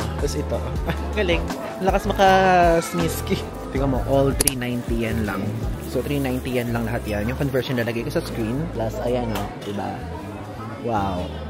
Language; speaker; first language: Filipino; native; Filipino